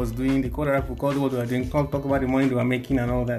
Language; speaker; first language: English; non-native, local second language; Igbo